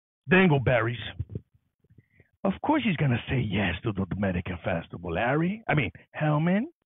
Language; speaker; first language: English; early bilingual, other home language; Spanish